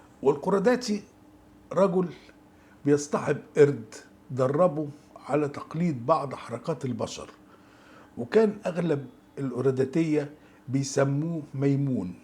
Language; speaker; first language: Arabic; native; Arabic